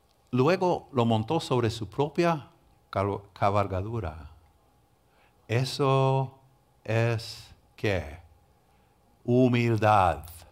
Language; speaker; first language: Spanish; non-native, fluent; English